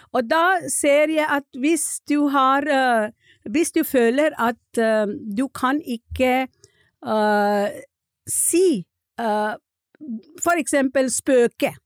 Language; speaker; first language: Norwegian; non-native, fluent; Marathi